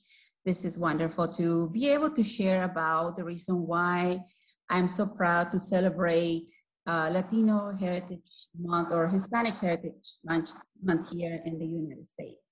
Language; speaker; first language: English; non-native, fluent; Spanish